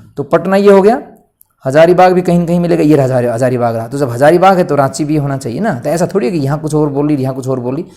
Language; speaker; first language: Hindi; native; Hindi